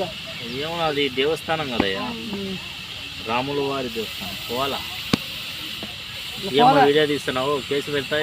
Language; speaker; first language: Telugu; native; Telugu